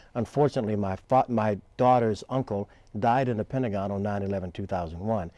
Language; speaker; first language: English; native; English